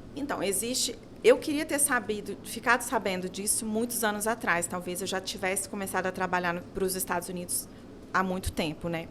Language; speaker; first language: Portuguese; native; Portuguese